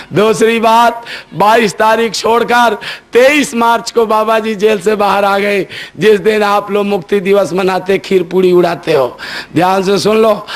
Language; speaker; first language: Hindi; native; Hindi